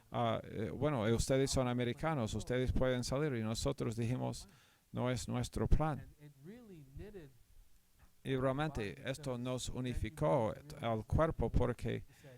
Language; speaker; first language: Spanish; non-native, fluent; English